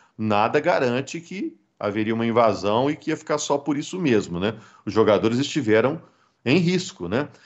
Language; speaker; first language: Portuguese; native; Portuguese